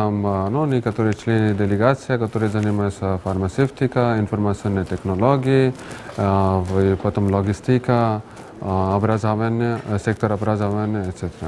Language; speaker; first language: Russian; non-native, fluent; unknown